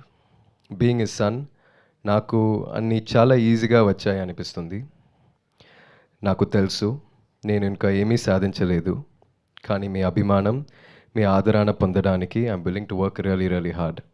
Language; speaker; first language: Telugu; non-native, learner; Tamil